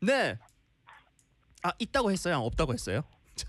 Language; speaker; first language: Korean; native; Korean